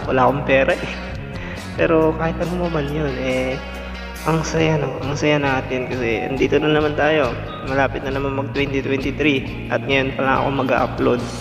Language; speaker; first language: Filipino; non-native, local second language; Iloko